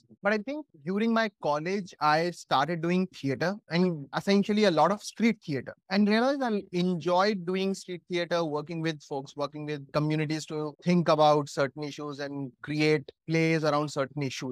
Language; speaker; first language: English; non-native, local second language; Hindi